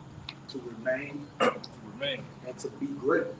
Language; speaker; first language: English; native; English